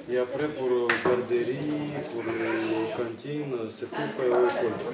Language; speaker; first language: French; non-native, learner; Ukrainian